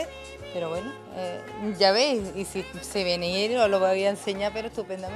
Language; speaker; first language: Spanish; native; Spanish